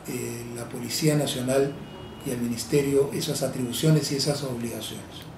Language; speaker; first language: Spanish; native; Spanish